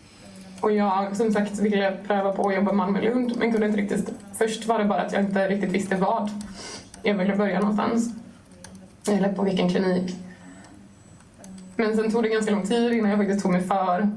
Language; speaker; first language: Swedish; native; Swedish